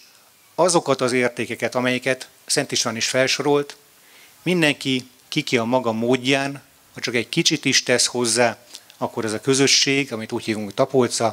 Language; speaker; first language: Hungarian; native; Hungarian